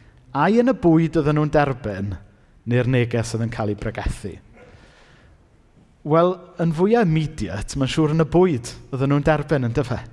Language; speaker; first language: Welsh; native; Welsh